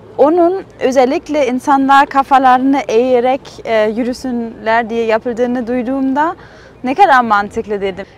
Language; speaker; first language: Turkish; non-native, fluent; German